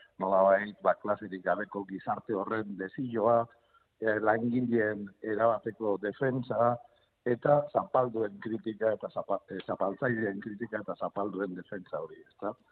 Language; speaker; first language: Basque; native; Basque